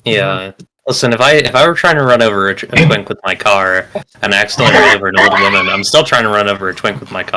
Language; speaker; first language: English; native; English